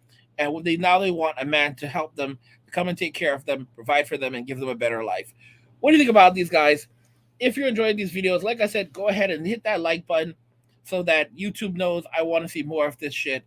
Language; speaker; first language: English; native; English